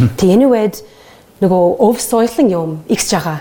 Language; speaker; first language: Mongolian; non-native, learner; English